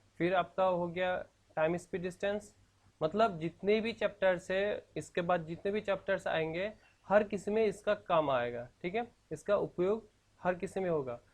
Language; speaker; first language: Hindi; non-native, local second language; Assamese